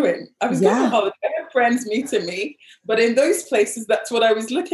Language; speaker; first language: English; non-native, local second language; Igbo